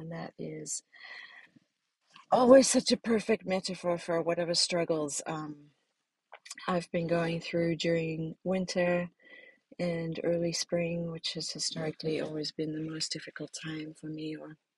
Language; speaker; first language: English; native; English